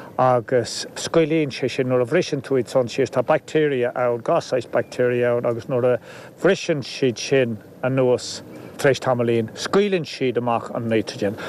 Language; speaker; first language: Irish; native; Irish